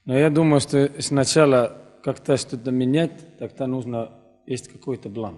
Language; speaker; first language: Russian; non-native, learner; Estonian